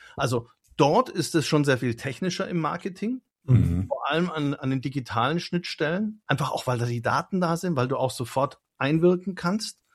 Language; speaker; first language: German; native; German